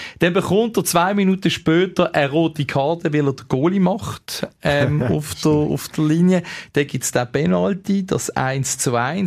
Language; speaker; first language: German; native; German